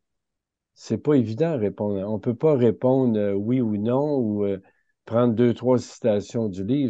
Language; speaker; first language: French; native; French